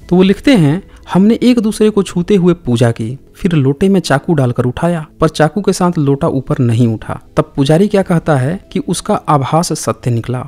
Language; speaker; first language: Hindi; native; Hindi